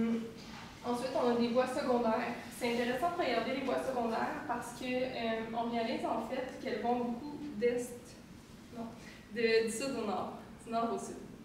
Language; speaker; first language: French; native; French